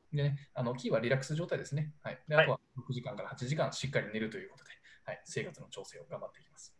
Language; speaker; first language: Japanese; native; Japanese